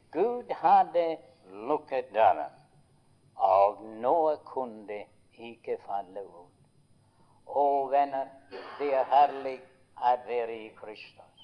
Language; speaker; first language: Norwegian; early bilingual, heritage; Norwegian